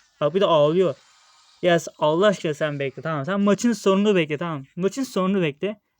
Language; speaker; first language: Turkish; native; Turkish